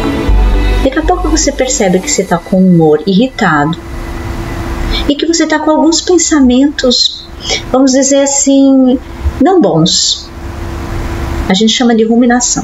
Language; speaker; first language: Portuguese; native; Portuguese